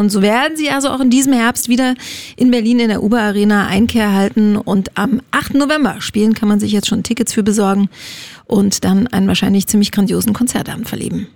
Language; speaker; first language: German; native; German